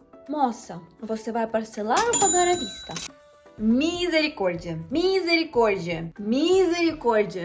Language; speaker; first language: Portuguese; non-native, fluent; Russian